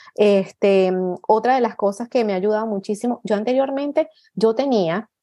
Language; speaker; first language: Spanish; native; Spanish